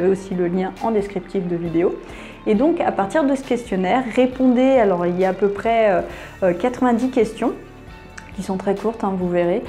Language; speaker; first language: French; native; French